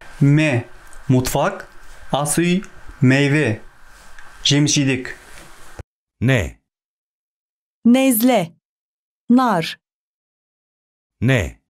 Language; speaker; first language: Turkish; non-native, fluent; Kazakh